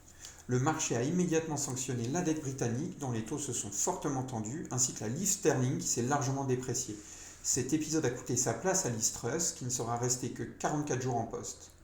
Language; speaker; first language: French; native; French